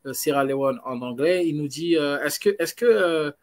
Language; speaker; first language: French; non-native, local second language; Wolof